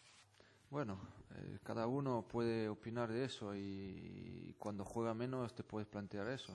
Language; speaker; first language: Spanish; non-native, fluent; French